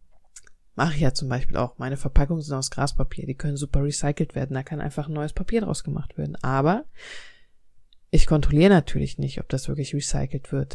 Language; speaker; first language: German; native; German